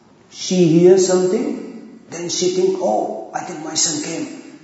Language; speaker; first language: English; non-native, local second language; Urdu